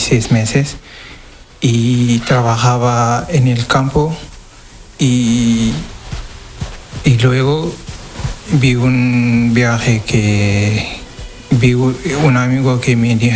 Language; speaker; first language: Spanish; non-native, learner; Wolof